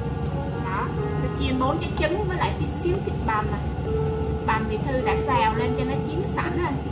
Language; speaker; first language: Vietnamese; native; Vietnamese